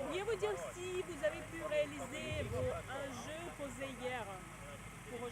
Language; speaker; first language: French; non-native, fluent; Russian